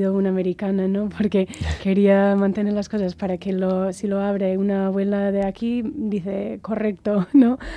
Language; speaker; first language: Spanish; non-native, fluent; English